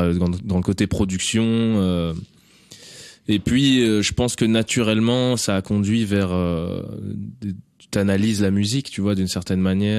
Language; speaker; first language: French; native; French